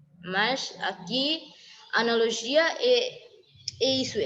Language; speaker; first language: Portuguese; non-native, local second language; Tetum